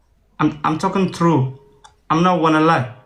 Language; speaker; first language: English; non-native, learner; Oromo